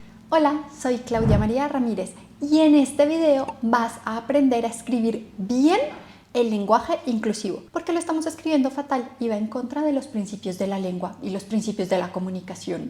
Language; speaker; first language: Spanish; native; Spanish